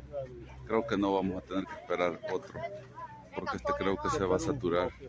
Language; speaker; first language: Spanish; native; Spanish